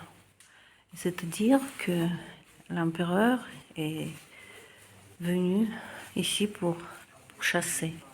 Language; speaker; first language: French; non-native, fluent; Russian